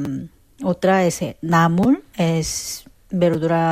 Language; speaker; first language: Spanish; non-native, learner; Korean